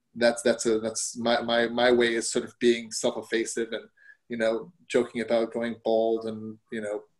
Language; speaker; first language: English; early bilingual, other home language; German